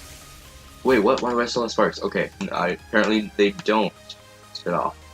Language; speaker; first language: English; native; English